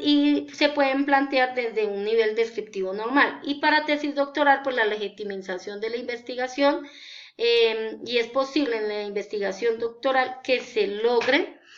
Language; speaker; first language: Spanish; native; Spanish